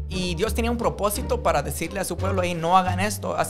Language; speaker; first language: Spanish; non-native, fluent; English